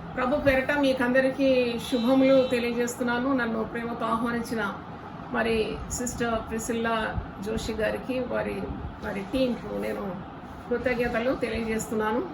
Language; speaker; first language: Telugu; non-native, local second language; Malayalam